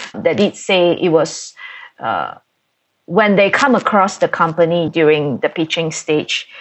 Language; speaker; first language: English; non-native, local second language; Cantonese